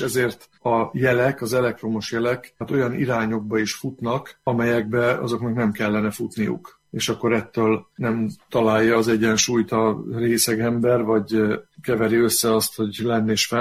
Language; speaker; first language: Hungarian; native; Hungarian